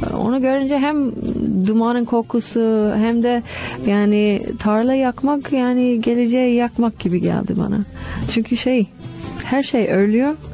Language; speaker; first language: Turkish; non-native, fluent; English